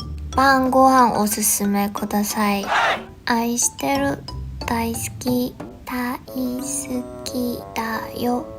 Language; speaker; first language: Japanese; non-native, learner; Korean